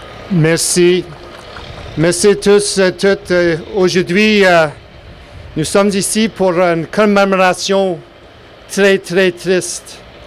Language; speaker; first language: French; non-native, learner; English